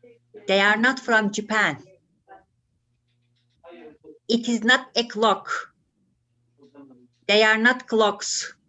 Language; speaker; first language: English; non-native, learner; Turkish